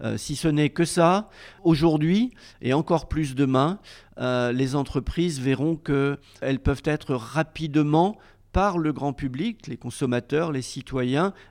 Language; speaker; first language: French; native; French